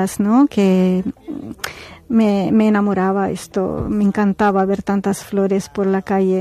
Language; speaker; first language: Spanish; non-native, fluent; Arabic